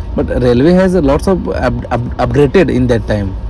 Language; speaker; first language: English; non-native, local second language; Hindi